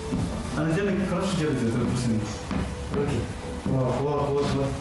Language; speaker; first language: Russian; non-native, learner; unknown